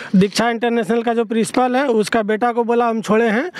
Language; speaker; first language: Hindi; native; Hindi